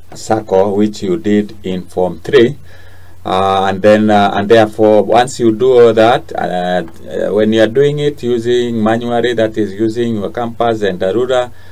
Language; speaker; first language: English; non-native, local second language; Swahili